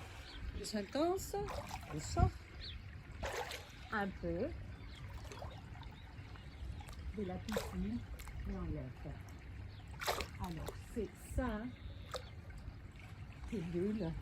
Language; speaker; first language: French; non-native, fluent; Spanish